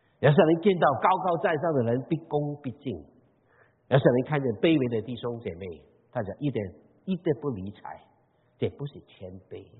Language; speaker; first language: Chinese; non-native, local second language; Cantonese